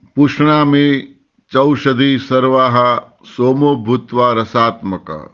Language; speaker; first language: Hindi; non-native, local second language; Gujarati